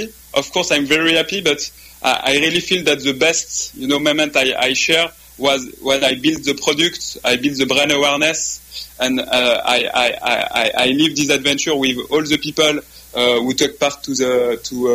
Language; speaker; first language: English; non-native, fluent; French